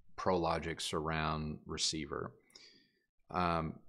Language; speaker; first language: English; native; English